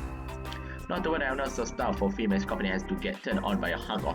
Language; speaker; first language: English; non-native, local second language; Malay